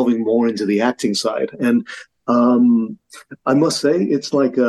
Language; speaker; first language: English; native; English